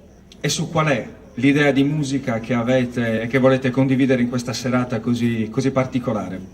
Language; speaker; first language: Italian; native; Italian